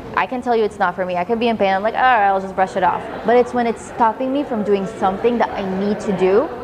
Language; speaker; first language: English; early bilingual, other home language; Arabic